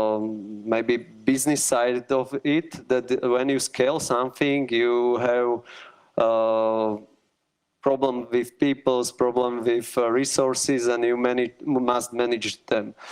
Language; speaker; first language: English; non-native, learner; Slovak